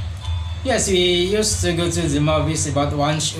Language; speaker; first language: English; non-native, learner; Indonesian